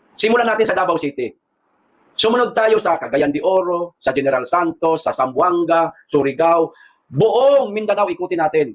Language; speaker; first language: Filipino; non-native, local second language; Cebuano